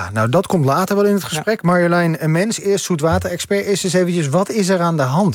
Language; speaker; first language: Dutch; native; Dutch